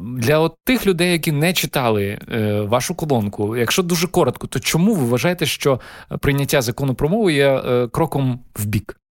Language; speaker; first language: Ukrainian; native; Ukrainian